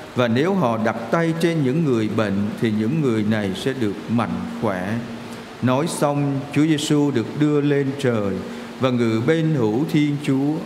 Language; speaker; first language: Vietnamese; native; Vietnamese